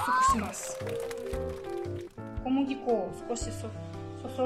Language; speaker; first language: Japanese; non-native, fluent; Russian